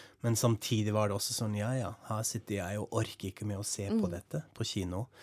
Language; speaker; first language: Norwegian; non-native, fluent; German